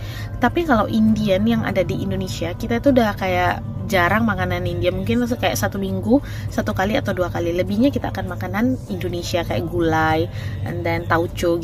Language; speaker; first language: Indonesian; non-native, local second language; Tamil